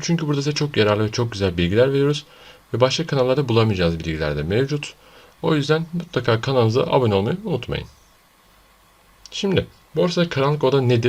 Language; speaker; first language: Turkish; native; Turkish